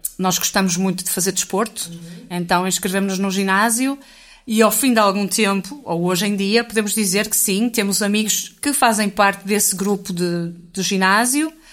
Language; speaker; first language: Portuguese; native; Portuguese